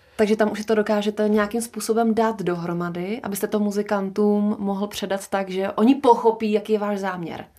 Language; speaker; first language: Czech; native; Czech